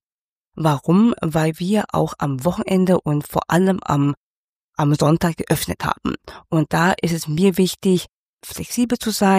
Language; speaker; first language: German; non-native, fluent; Cantonese